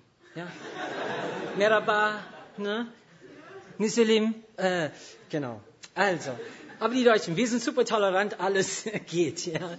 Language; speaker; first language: German; non-native, fluent; English